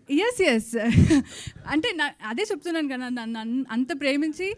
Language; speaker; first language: Telugu; non-native, local second language; Kannada